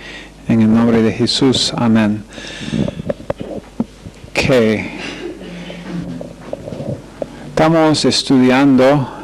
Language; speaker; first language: Spanish; non-native, fluent; English